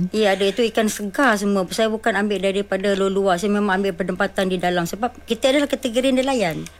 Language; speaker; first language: Malay; non-native, local second language; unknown